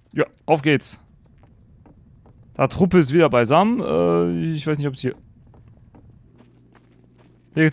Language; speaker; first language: German; native; German